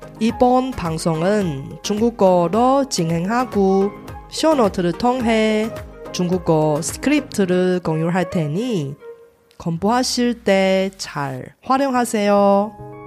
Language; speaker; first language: Korean; non-native, fluent; Chinese